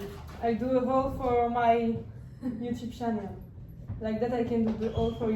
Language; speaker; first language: English; non-native, learner; French